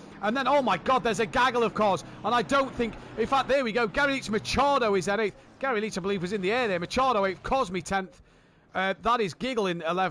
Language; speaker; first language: English; native; English